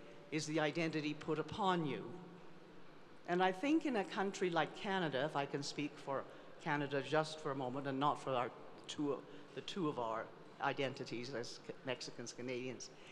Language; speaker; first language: English; native; English